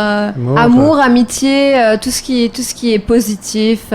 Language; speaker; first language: French; native; French